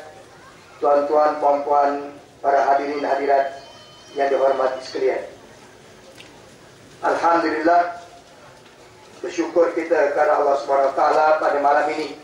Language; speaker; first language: Malay; native; Malay